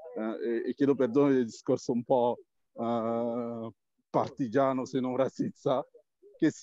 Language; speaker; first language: Italian; early bilingual, other home language; French